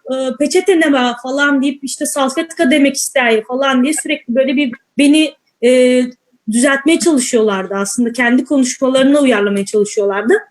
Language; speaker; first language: Turkish; native; Turkish